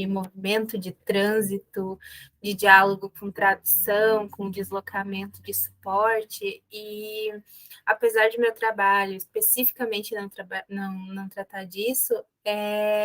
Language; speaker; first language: Portuguese; native; Portuguese